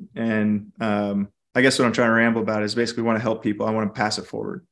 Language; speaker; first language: English; native; English